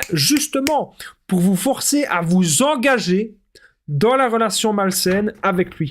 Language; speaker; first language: French; native; French